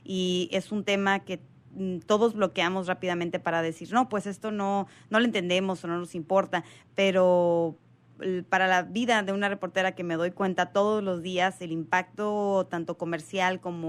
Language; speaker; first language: Spanish; native; Spanish